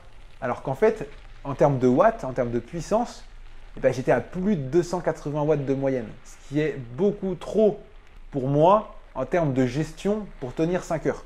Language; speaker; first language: French; native; French